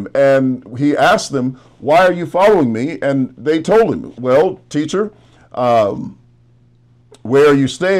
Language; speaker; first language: English; native; English